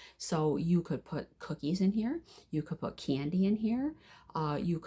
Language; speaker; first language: English; native; English